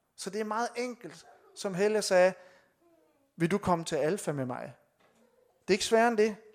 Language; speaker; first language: Danish; native; Danish